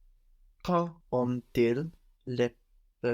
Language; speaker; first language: French; non-native, learner; English